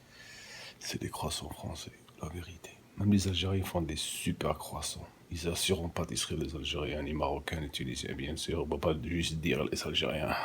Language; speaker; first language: French; non-native, local second language; Arabic